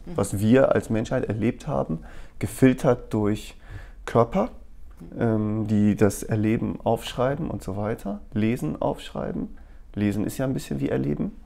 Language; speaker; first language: German; native; German